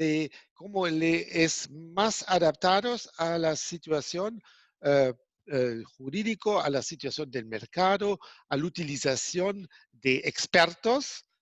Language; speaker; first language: Spanish; non-native, fluent; German